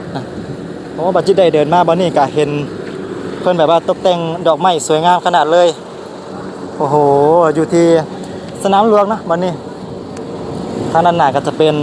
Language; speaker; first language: Thai; non-native, local second language; Northeastern Thai